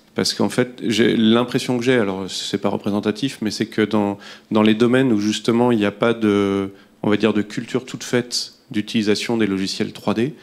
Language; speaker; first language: French; native; French